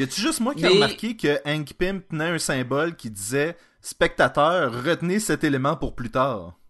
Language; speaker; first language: French; native; French